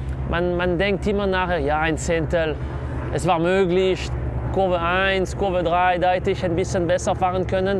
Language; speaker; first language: German; non-native, local second language; French